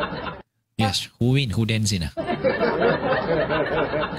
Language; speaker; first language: English; non-native, learner; Chinese